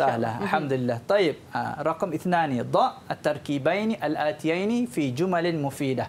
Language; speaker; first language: Arabic; non-native, fluent; Malay